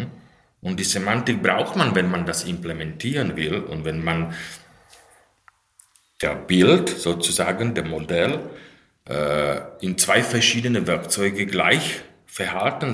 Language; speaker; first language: German; non-native, fluent; Slovak